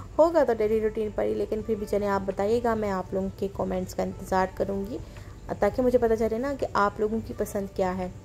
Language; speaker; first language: Urdu; native; Urdu